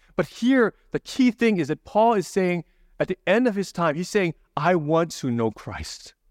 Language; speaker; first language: English; native; English